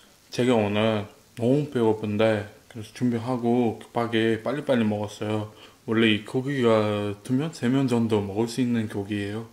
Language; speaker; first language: Korean; non-native, learner; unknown